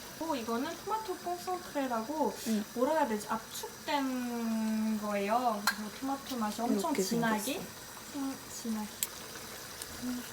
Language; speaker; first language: Korean; non-native, fluent; French